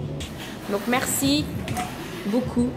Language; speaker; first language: French; native; French